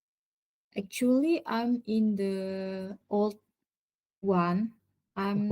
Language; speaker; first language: English; non-native, learner; Indonesian